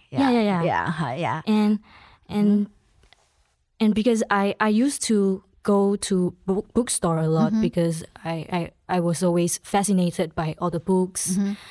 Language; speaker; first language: English; non-native, local second language; Chinese